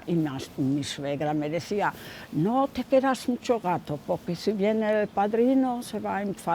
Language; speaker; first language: Spanish; non-native, fluent; German